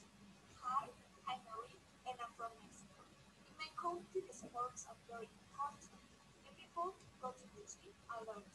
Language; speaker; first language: English; non-native, learner; Spanish